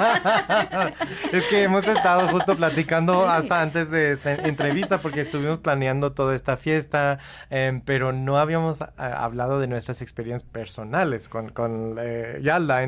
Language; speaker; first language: Spanish; non-native, fluent; English